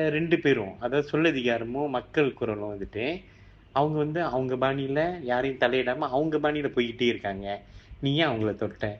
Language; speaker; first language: Tamil; early bilingual, heritage; Tamil